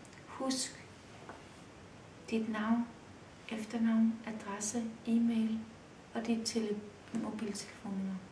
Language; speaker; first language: Danish; early bilingual, other home language; Kurdish